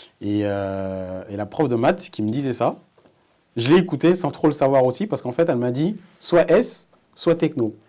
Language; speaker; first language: French; early bilingual, other home language; Wolof